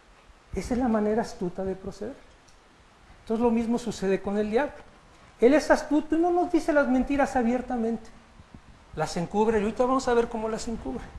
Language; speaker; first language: Spanish; native; Spanish